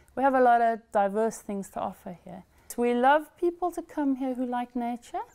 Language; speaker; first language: English; native; English